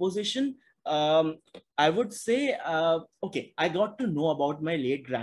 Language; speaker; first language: English; non-native, local second language; Hindi